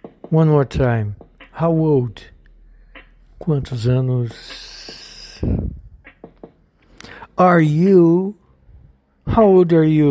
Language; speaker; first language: English; non-native, learner; Portuguese